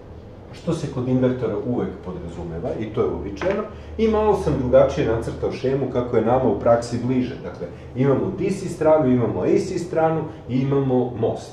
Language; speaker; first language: Serbian; native; Serbian